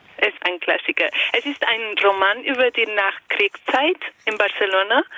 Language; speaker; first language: German; non-native, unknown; Italian